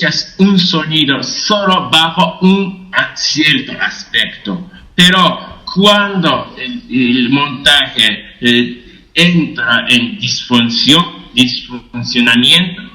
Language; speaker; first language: Spanish; non-native, fluent; Japanese